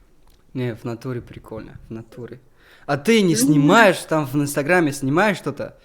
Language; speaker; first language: Russian; non-native, local second language; Tajik